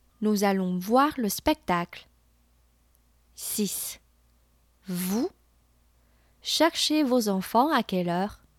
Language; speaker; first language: French; non-native, fluent; Chinese